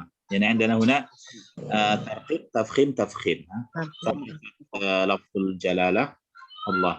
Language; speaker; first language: Arabic; non-native, fluent; Indonesian